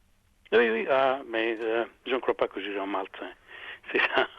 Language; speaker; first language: French; non-native, fluent; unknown